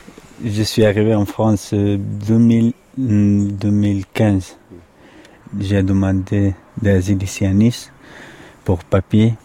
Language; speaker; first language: French; non-native, learner; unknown